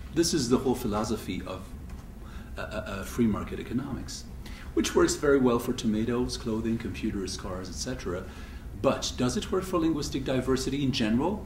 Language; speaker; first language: English; non-native, fluent; French